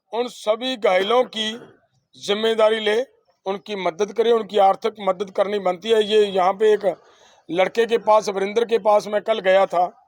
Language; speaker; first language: Hindi; non-native, local second language; Punjabi